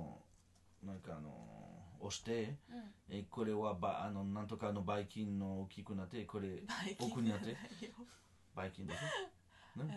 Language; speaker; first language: Japanese; non-native, learner; French